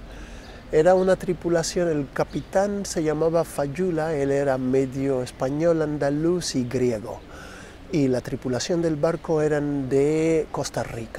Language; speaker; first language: Spanish; non-native, fluent; Krio